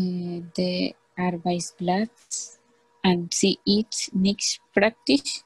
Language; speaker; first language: German; non-native, learner; Spanish